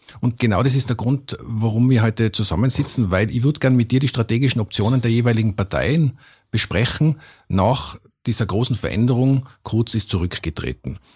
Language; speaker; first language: German; native; German